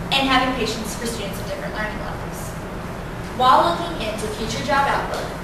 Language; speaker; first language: English; native; English